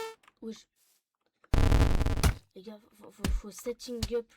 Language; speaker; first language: French; native; French